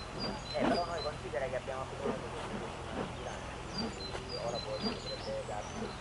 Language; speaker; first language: Italian; native; Italian